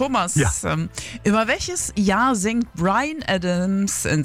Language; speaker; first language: German; native; German